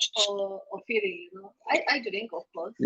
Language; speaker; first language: English; non-native, learner; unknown